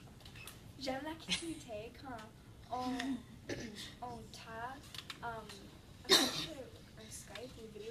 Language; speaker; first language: French; non-native, learner; English